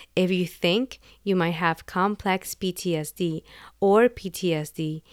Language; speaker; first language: English; non-native, fluent; Spanish